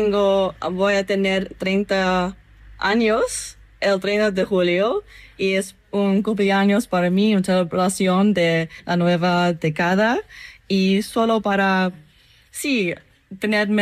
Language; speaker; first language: Spanish; non-native, learner; English